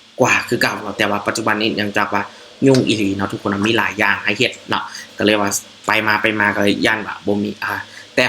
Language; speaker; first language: Thai; non-native, local second language; Northeastern Thai